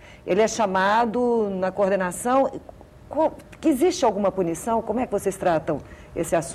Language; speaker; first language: Portuguese; native; Portuguese